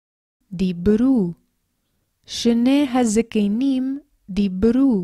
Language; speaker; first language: Hebrew; non-native, fluent; English